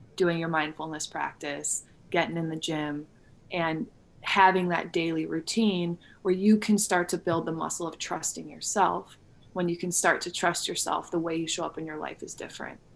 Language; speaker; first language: English; native; English